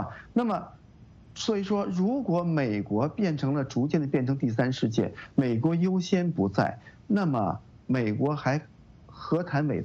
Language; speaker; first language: Chinese; native; Chinese